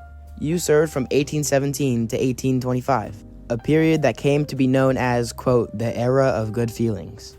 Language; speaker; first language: English; native; English